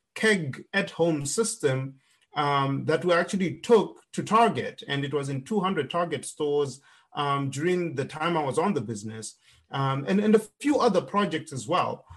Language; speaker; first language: English; non-native, local second language; Shona